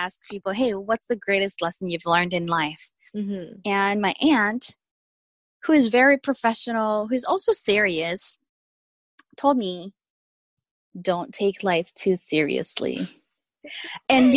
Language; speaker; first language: English; non-native, fluent; Korean